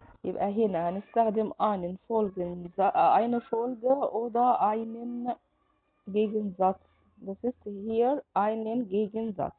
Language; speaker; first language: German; non-native, fluent; Arabic